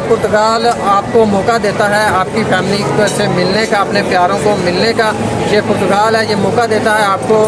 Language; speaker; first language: Urdu; non-native, local second language; Punjabi